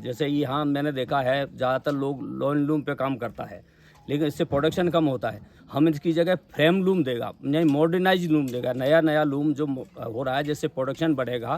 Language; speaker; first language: Hindi; native; Hindi